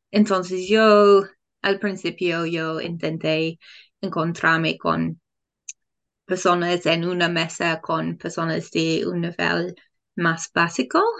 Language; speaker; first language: Spanish; non-native, learner; English